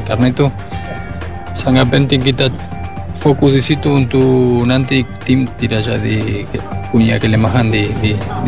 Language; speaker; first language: Indonesian; non-native, learner; Spanish